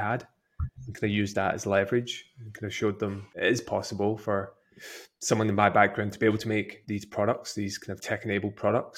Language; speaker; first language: English; native; English